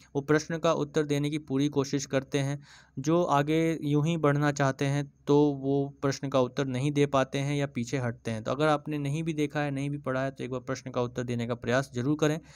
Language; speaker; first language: Hindi; native; Hindi